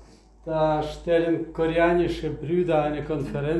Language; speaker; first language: German; non-native, fluent; Russian